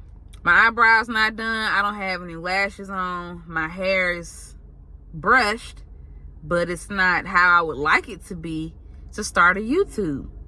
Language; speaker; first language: English; native; English